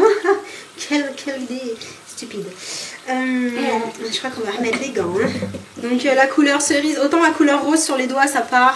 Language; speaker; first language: French; native; French